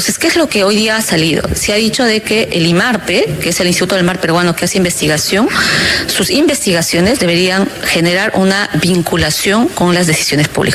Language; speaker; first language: Spanish; native; Spanish